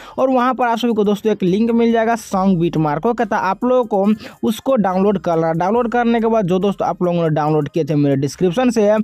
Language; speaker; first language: Hindi; native; Hindi